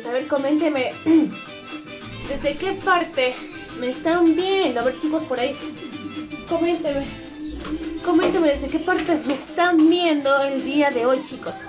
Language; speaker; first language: Spanish; native; Spanish